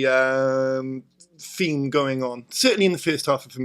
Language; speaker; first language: English; native; English